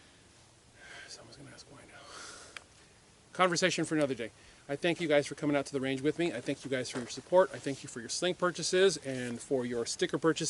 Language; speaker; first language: English; native; English